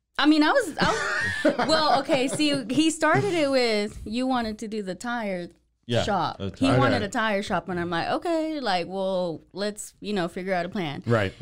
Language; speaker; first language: English; native; English